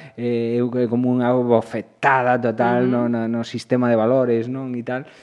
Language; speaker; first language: Galician; native; Galician